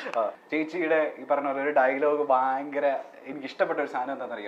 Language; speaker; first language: Malayalam; native; Malayalam